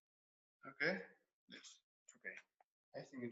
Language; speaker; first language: English; non-native, learner; Spanish